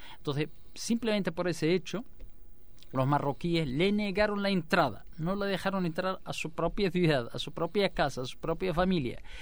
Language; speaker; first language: Spanish; non-native, local second language; Arabic